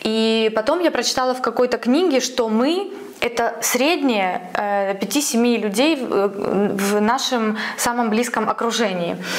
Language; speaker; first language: Russian; native; Russian